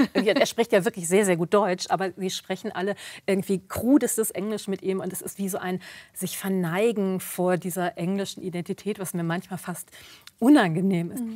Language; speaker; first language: German; early bilingual, other home language; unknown